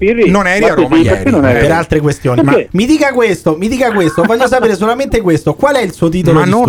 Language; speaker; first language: Italian; native; Italian